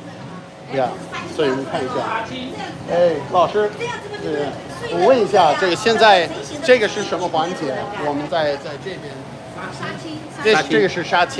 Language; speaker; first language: Chinese; non-native, fluent; English